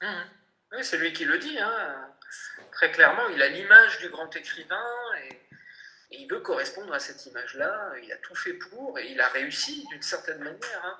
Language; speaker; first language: French; native; French